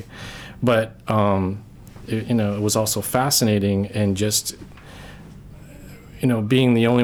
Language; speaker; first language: English; early bilingual, other home language; Korean